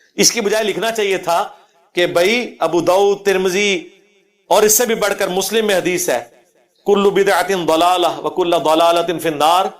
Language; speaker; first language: Urdu; non-native, local second language; Punjabi